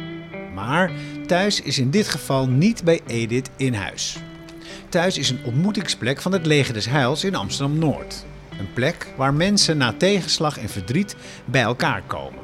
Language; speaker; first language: Dutch; native; Dutch